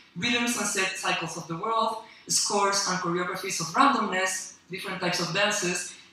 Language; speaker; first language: English; non-native, fluent; Spanish